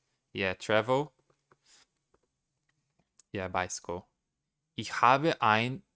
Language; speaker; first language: German; non-native, learner; Portuguese